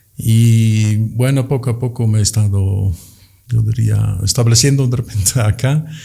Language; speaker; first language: Spanish; non-native, fluent; Dutch